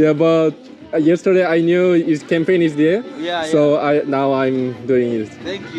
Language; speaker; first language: English; non-native, learner; Korean